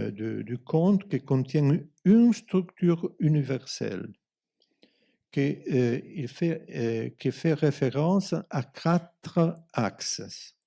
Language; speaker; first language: French; non-native, fluent; Italian